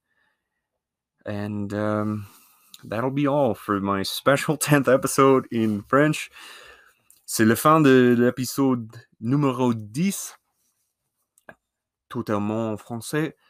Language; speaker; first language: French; non-native, learner; English